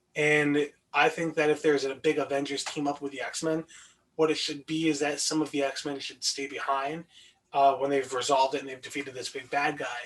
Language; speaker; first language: English; native; English